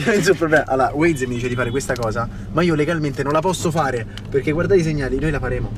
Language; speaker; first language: Italian; native; Italian